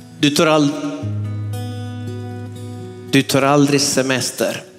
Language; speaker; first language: Swedish; non-native, fluent; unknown